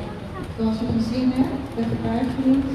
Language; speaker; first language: Dutch; non-native, fluent; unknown